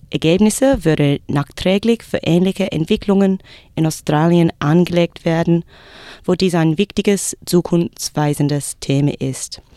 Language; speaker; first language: German; non-native, learner; English